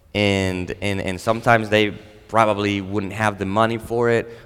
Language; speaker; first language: English; non-native, fluent; Spanish